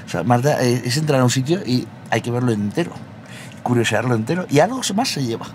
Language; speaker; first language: Spanish; native; Spanish